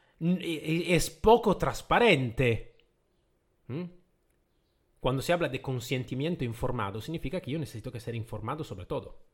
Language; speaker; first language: Spanish; non-native, fluent; Italian